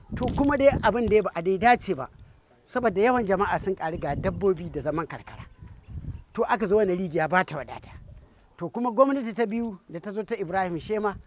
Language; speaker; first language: Hausa; native; Hausa